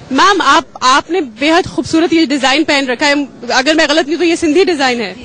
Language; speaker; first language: Hindi; native; Hindi